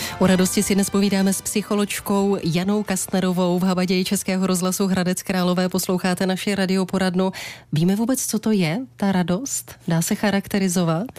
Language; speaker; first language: Czech; native; Czech